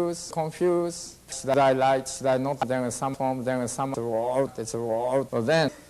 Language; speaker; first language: English; non-native, learner; Japanese